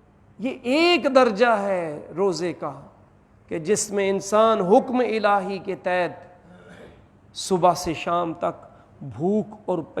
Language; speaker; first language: Urdu; native; Urdu